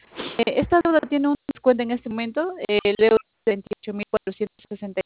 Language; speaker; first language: Spanish; native; Spanish